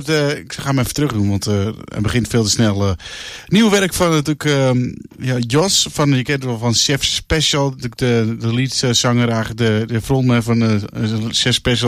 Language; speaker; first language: Dutch; native; Dutch